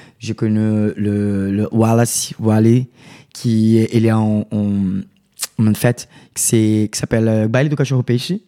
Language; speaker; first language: French; non-native, learner; Portuguese